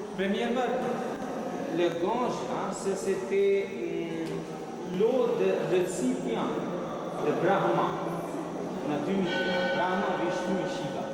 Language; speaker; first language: French; non-native, local second language; Hindi